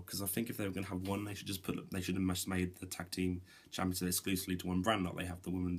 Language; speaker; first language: English; native; English